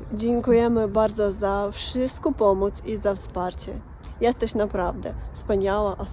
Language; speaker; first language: Polish; non-native, fluent; Russian